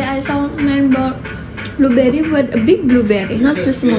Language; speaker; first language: English; non-native, learner; Indonesian